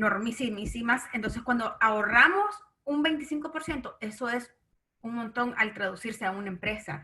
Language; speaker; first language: Spanish; early bilingual, heritage; Spanish